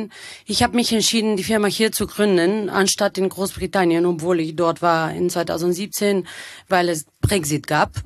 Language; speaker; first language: German; non-native, fluent; Bulgarian